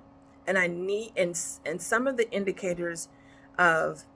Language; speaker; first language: English; native; English